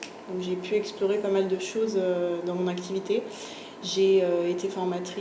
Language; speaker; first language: French; native; French